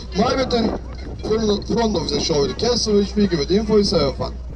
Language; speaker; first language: English; non-native, learner; Turkish